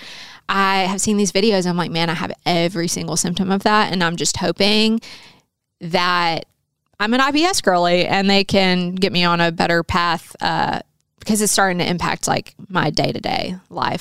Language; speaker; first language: English; native; English